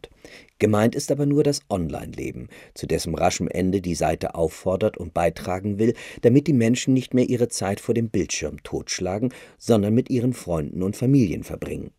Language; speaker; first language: German; native; German